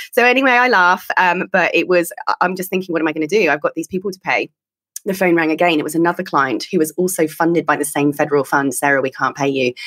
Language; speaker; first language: English; native; English